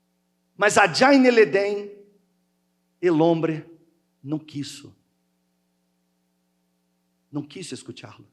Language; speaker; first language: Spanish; non-native, learner; Portuguese